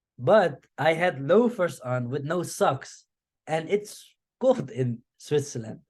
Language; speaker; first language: English; non-native, fluent; Dutch